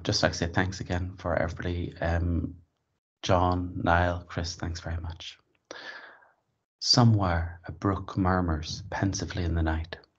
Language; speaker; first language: English; native; English